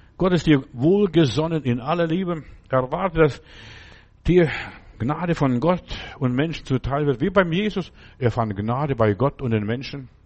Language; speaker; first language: German; non-native, fluent; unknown